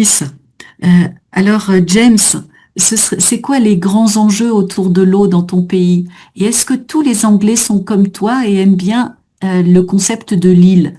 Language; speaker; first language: French; native; French